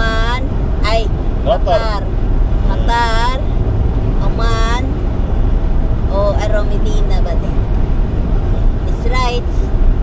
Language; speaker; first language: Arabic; non-native, learner; Filipino